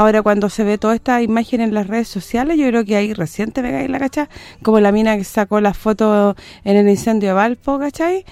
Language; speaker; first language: Spanish; native; Spanish